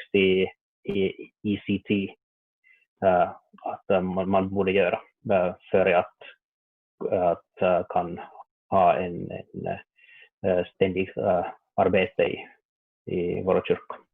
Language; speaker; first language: Swedish; non-native, learner; Finnish